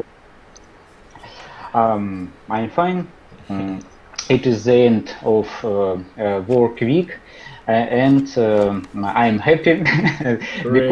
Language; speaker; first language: English; non-native, learner; Russian